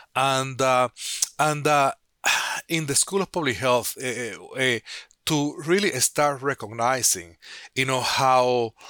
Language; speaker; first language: English; non-native, fluent; Spanish